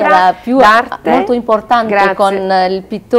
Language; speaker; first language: Italian; non-native, learner; Arabic